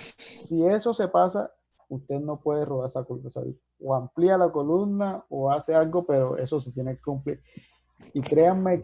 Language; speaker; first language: Spanish; native; Spanish